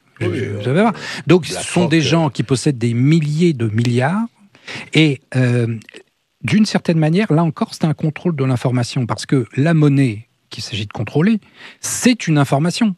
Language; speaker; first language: French; native; French